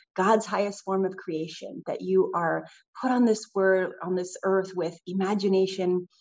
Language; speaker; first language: English; native; English